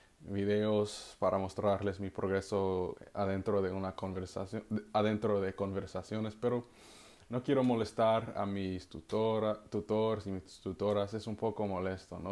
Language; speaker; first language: Spanish; non-native, learner; English